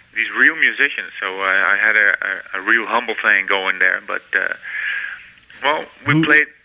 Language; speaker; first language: English; non-native, fluent; Dutch